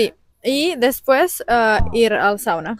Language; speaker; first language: Spanish; non-native, learner; Finnish